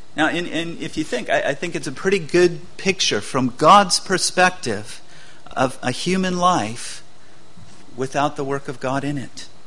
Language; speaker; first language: English; native; English